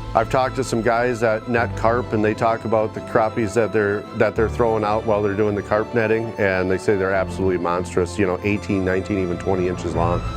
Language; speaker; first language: English; native; English